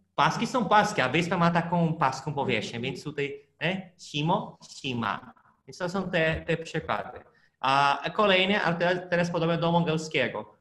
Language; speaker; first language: Polish; non-native, fluent; Portuguese